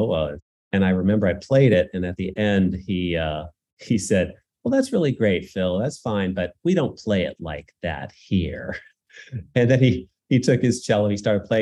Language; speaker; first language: English; native; English